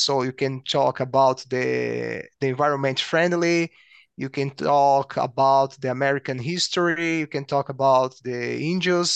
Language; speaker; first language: English; non-native, learner; Portuguese